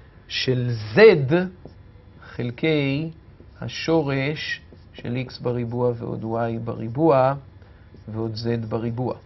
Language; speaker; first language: Hebrew; native; Hebrew